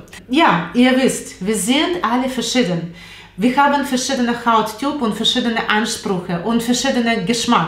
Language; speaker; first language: German; non-native, learner; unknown